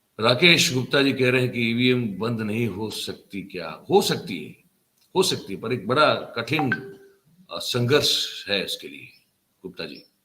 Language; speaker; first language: Hindi; non-native, local second language; Gujarati